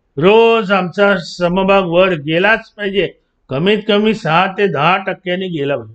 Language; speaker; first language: Marathi; native; Marathi